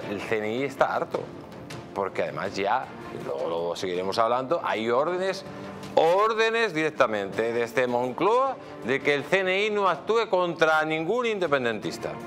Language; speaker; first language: Spanish; native; Spanish